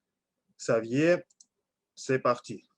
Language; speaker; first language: French; non-native, learner; Russian